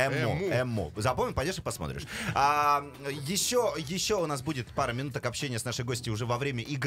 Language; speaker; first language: Russian; native; Russian